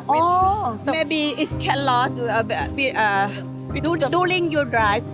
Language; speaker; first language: English; non-native, learner; Thai